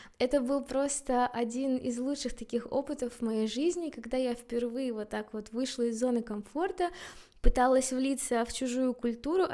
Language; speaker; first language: Russian; native; Russian